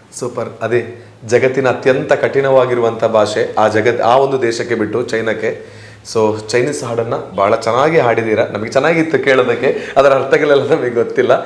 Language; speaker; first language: Kannada; native; Kannada